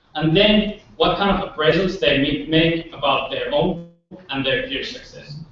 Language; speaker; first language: English; non-native, fluent; Finnish